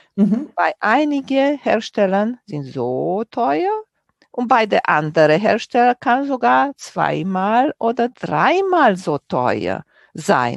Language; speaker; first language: German; non-native, fluent; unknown